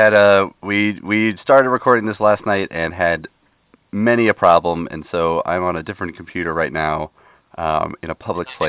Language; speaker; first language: English; native; English